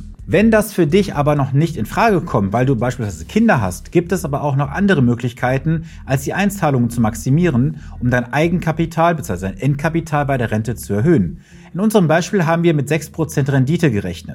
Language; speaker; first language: German; native; German